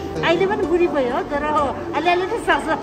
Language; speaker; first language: Nepali; non-native, local second language; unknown